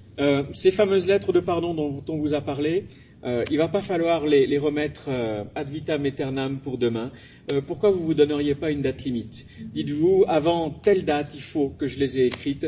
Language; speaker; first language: French; native; French